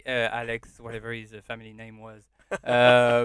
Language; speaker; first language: English; non-native, fluent; French